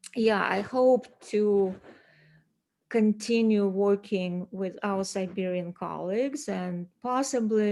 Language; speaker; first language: English; non-native, fluent; Russian